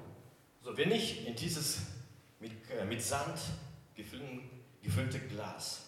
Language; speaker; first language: German; non-native, fluent; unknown